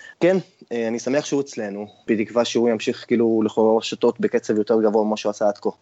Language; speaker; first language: Hebrew; non-native, local second language; Arabic